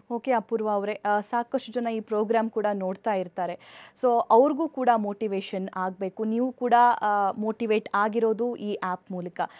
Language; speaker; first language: Kannada; native; Kannada